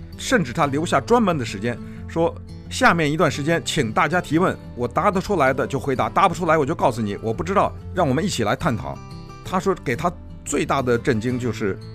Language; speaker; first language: Chinese; native; Chinese